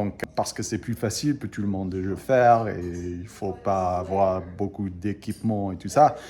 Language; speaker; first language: French; non-native, fluent; English